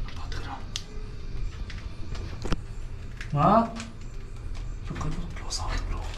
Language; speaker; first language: Tamil; native; Tamil